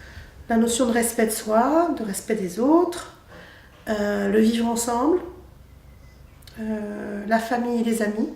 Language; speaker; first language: French; native; French